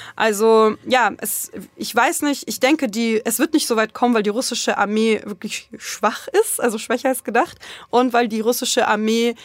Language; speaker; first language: German; early bilingual, other home language; Russian